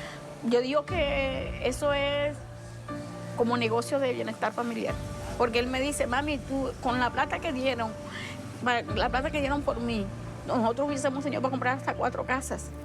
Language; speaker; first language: Spanish; native; Spanish